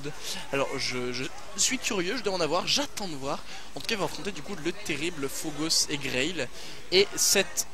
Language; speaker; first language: French; native; French